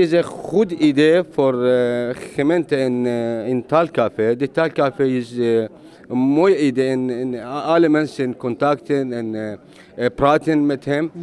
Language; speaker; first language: Dutch; non-native, learner; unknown